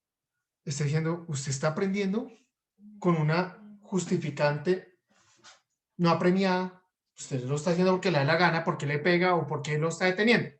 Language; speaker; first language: Spanish; native; Spanish